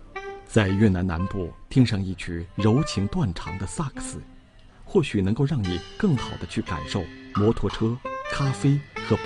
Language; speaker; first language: Chinese; native; Chinese